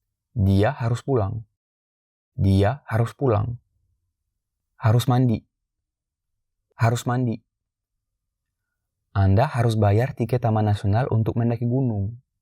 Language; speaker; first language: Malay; non-native, fluent; French